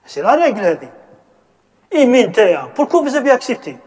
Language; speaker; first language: French; non-native, local second language; Arabic